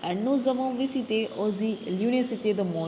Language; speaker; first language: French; non-native, fluent; Tamil